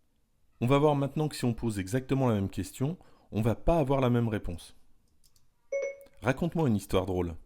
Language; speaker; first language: French; native; French